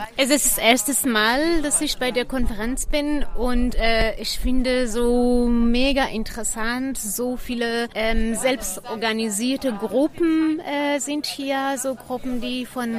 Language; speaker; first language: German; non-native, fluent; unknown